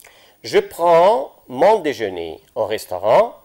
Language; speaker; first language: French; non-native, fluent; Arabic